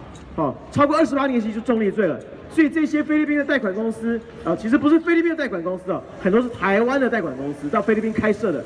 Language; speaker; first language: Chinese; native; Chinese